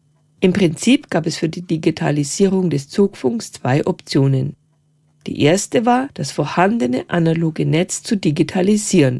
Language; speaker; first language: German; native; German